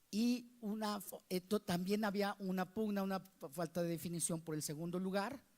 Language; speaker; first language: Spanish; native; Spanish